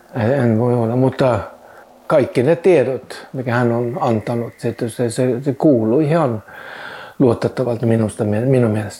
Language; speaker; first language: Finnish; non-native, fluent; Norwegian